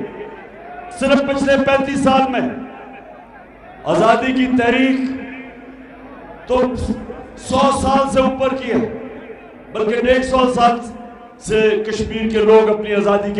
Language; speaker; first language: Urdu; native; Urdu